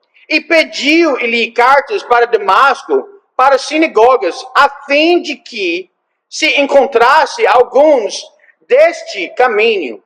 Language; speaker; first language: Portuguese; non-native, fluent; English